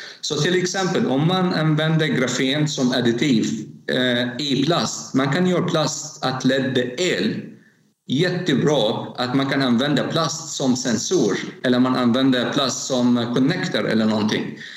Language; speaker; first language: Swedish; non-native, learner; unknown